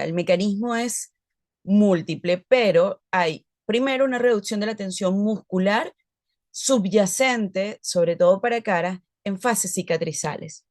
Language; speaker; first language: Spanish; native; Spanish